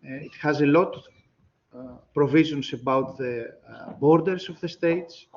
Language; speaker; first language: English; non-native, fluent; Greek